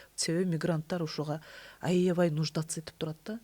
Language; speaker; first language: Russian; non-native, local second language; Kyrgyz